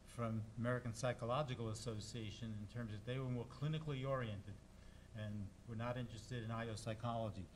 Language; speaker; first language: English; native; English